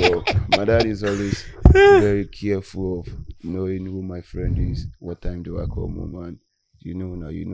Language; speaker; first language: English; non-native, local second language; Yoruba